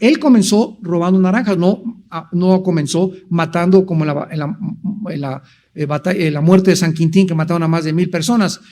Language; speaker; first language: Spanish; native; Spanish